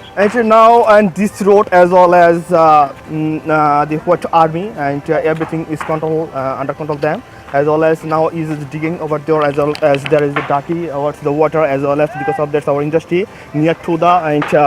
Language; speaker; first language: English; non-native, fluent; Bangla